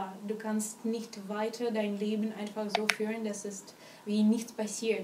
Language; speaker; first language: German; non-native, learner; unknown